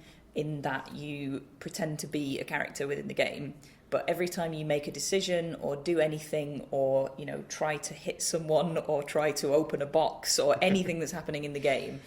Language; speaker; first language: English; native; English